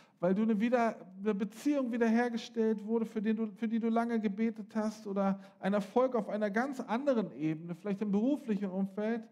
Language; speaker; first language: German; native; German